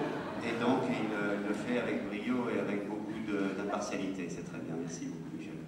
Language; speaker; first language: French; native; French